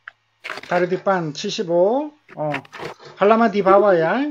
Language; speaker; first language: Indonesian; non-native, fluent; Korean